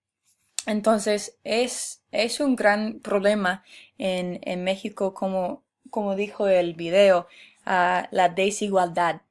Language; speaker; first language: Spanish; non-native, fluent; English